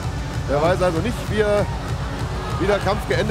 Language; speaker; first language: German; native; German